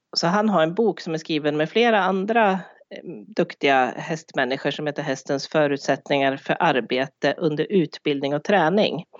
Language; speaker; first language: Swedish; native; Swedish